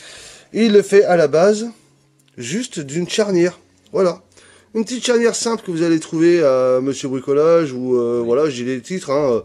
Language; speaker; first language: French; native; French